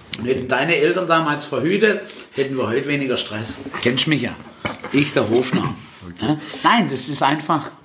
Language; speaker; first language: German; early bilingual, other home language; Italian